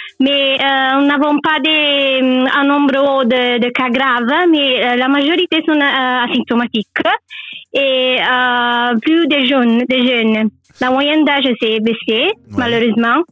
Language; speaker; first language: French; non-native, learner; Italian